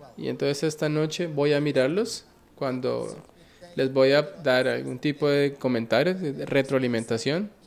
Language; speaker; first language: Spanish; non-native, fluent; Finnish